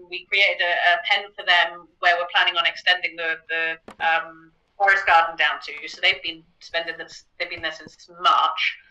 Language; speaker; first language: English; native; English